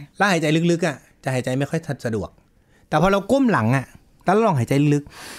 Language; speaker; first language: Thai; native; Thai